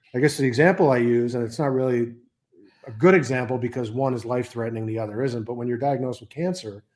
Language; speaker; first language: English; native; English